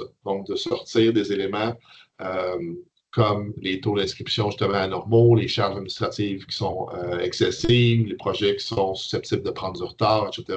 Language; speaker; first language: French; native; French